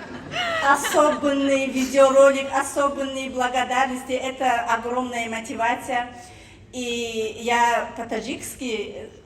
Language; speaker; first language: Russian; non-native, fluent; Tajik